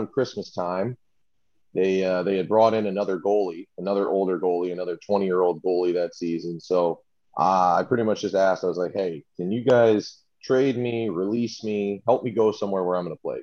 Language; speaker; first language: English; native; English